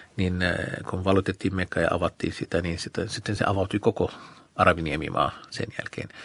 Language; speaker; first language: Finnish; non-native, fluent; Arabic